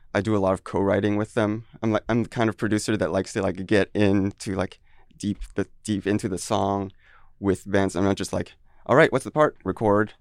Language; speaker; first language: English; early bilingual, heritage; French